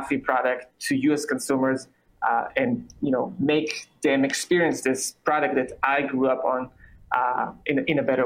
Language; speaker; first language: English; non-native, fluent; Hebrew